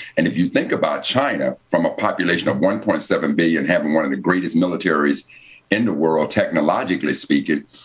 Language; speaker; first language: English; native; English